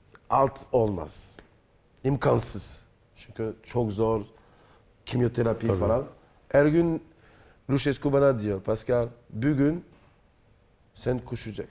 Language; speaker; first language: Turkish; non-native, learner; French